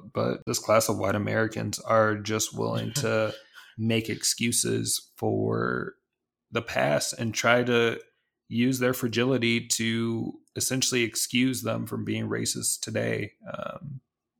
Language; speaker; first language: English; native; English